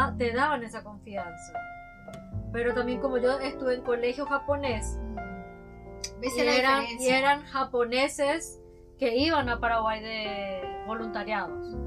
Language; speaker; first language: Spanish; early bilingual, heritage; Japanese